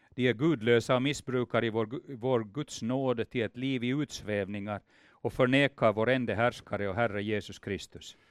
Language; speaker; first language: Swedish; native; Swedish